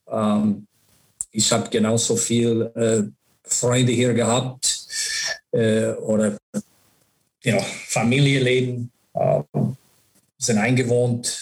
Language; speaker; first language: German; non-native, learner; English